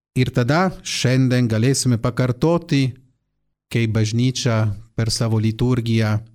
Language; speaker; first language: Lithuanian; non-native, fluent; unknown